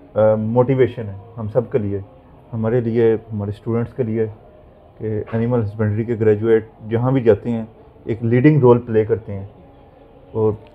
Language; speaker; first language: Urdu; non-native, local second language; Punjabi